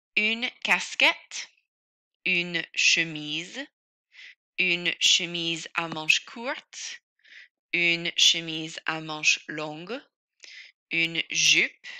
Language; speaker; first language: French; non-native, fluent; English